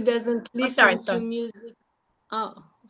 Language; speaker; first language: English; non-native, learner; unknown